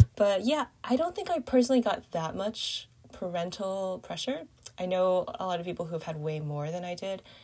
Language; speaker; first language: English; early bilingual, other home language; Chinese